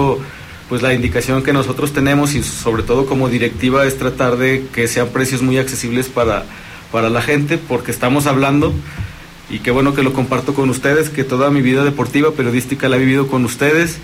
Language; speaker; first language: Spanish; native; Spanish